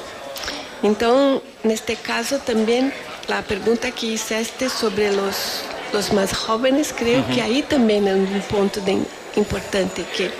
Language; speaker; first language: Spanish; non-native, fluent; Portuguese